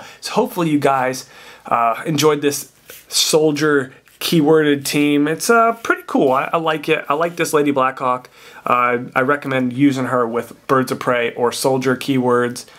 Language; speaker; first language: English; native; English